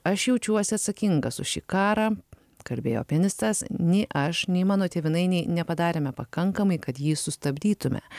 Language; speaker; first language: Lithuanian; native; Lithuanian